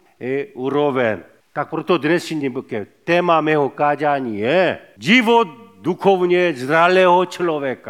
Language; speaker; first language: Czech; non-native, fluent; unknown